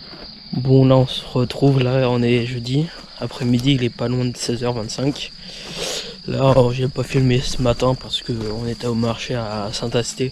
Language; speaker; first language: French; native; French